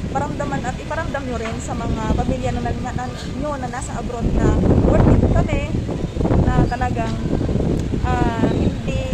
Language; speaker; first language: Filipino; non-native, local second language; Cebuano